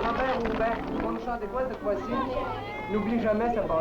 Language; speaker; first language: French; native; French